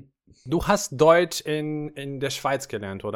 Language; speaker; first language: German; non-native, fluent; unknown